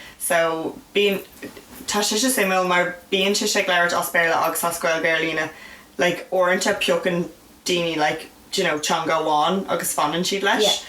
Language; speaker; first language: Irish; non-native, local second language; English